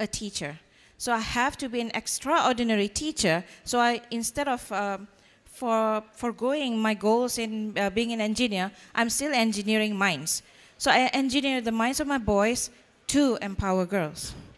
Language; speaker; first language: English; non-native, local second language; Malay